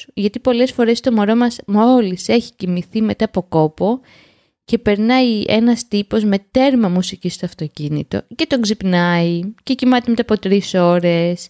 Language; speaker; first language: Greek; native; Greek